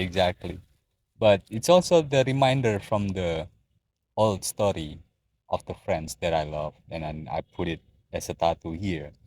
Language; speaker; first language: English; non-native, learner; Indonesian